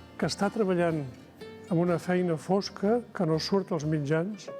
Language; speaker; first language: Catalan; native; Catalan